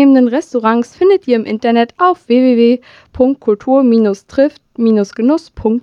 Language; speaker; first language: German; native; German